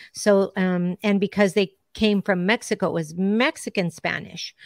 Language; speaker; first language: English; early bilingual, other home language; Spanish